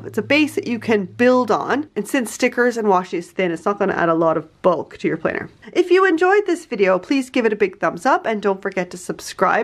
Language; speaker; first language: English; native; English